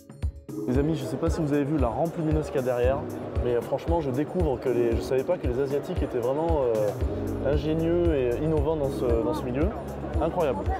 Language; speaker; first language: French; native; French